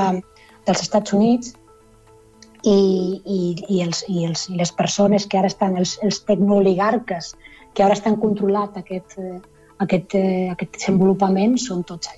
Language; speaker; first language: Catalan; native; Catalan